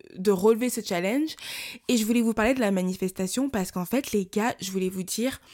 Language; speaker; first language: French; native; French